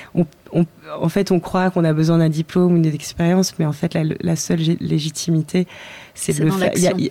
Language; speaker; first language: French; native; French